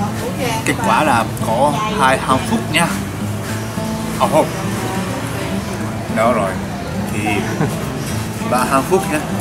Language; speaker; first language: Vietnamese; non-native, learner; Japanese